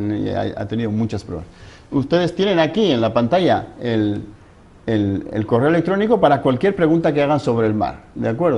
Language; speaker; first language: Spanish; native; Spanish